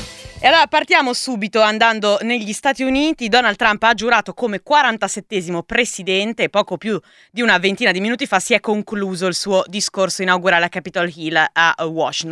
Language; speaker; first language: Italian; native; Italian